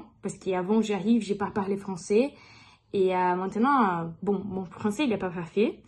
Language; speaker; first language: French; non-native, learner; Portuguese